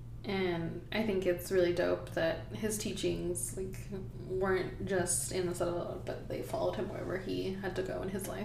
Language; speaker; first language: English; early bilingual, other home language; Spanish